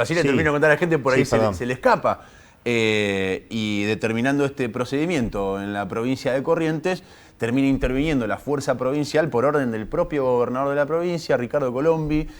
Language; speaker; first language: Spanish; native; Spanish